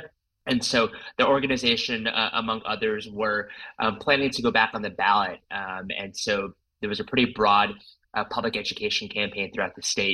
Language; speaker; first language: English; native; English